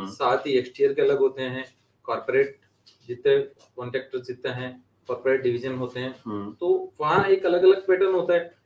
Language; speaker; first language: Hindi; native; Hindi